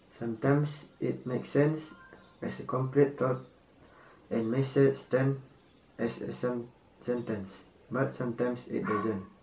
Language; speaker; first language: English; non-native, fluent; Indonesian